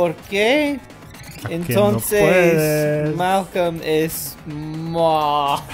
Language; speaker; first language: Spanish; non-native, learner; English